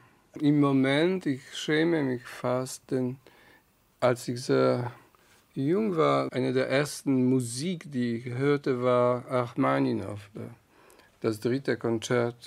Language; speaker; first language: German; non-native, fluent; Polish